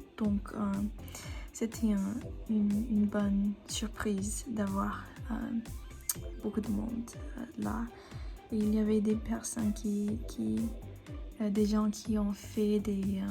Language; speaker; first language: French; non-native, learner; English